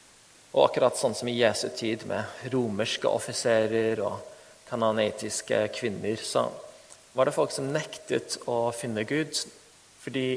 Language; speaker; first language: Norwegian; non-native, fluent; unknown